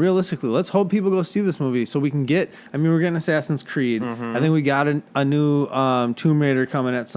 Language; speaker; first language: English; native; English